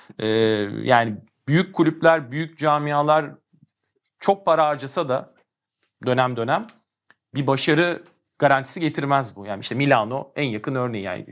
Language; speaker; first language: Turkish; native; Turkish